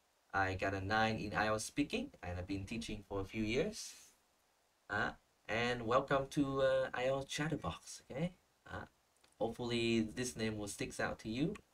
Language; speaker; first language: English; non-native, fluent; Vietnamese